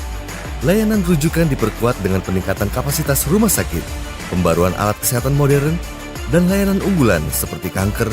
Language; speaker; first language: Indonesian; native; Indonesian